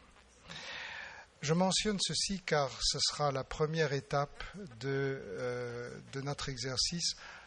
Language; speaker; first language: French; native; French